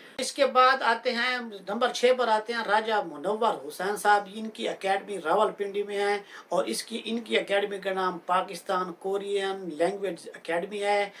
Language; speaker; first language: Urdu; native; Urdu